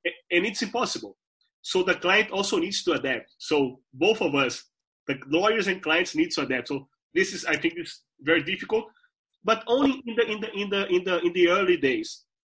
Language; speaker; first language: English; non-native, fluent; Portuguese